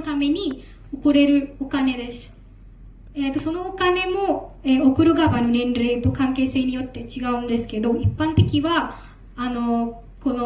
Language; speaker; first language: Japanese; non-native, learner; Marathi